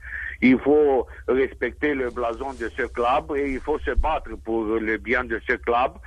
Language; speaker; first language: French; non-native, fluent; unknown